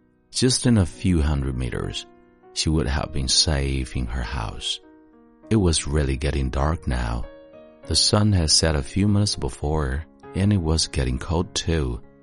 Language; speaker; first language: English; non-native, fluent; Chinese